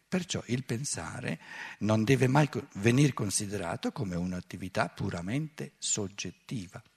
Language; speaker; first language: Italian; native; Italian